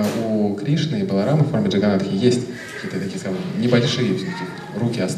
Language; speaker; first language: Russian; native; Russian